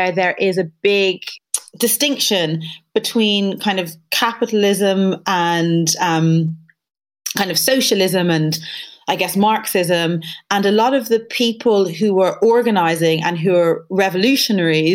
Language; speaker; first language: English; native; English